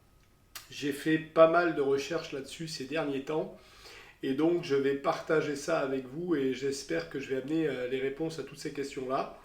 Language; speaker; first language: French; native; French